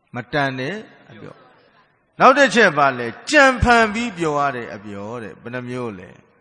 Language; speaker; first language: Burmese; native; Burmese